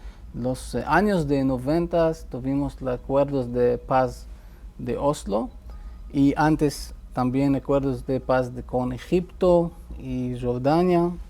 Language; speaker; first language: Spanish; non-native, fluent; Hebrew